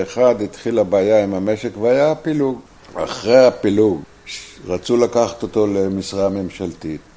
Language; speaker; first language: Hebrew; native; Hebrew